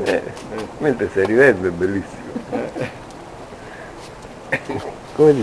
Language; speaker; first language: Italian; non-native, local second language; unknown